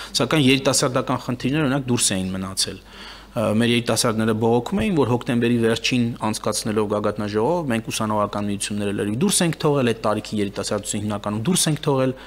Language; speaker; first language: Armenian; early bilingual, heritage; Armenian